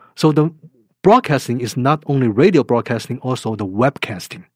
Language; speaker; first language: English; non-native, fluent; Chinese